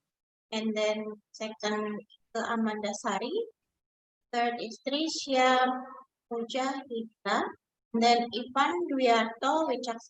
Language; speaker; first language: English; non-native, fluent; Indonesian